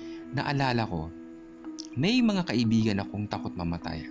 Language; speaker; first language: Filipino; native; Filipino